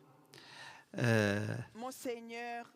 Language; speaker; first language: French; non-native, local second language; Rundi